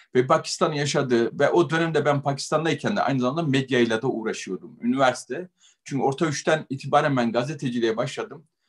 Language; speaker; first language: Turkish; native; Turkish